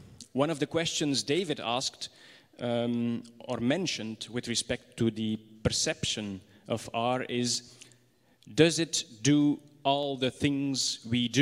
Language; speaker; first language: English; non-native, fluent; Dutch